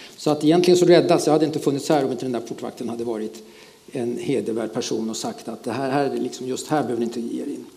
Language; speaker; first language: Swedish; early bilingual, other home language; German